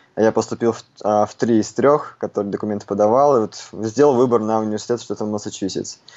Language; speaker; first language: Russian; native; Russian